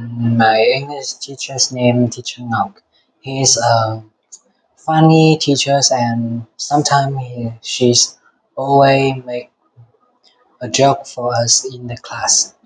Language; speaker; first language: English; non-native, learner; Vietnamese